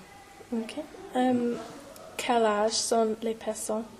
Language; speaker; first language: French; non-native, learner; English